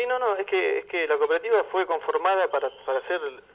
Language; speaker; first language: Spanish; native; Spanish